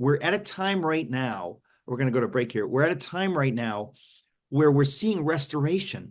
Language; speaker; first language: English; native; English